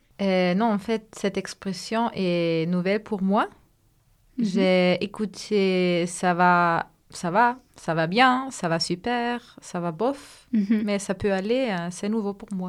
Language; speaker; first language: French; non-native, fluent; Spanish